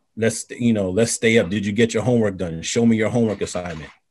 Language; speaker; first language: English; native; English